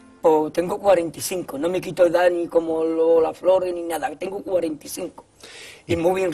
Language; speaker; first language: Spanish; native; Spanish